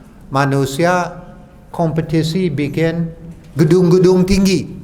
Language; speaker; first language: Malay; non-native, fluent; English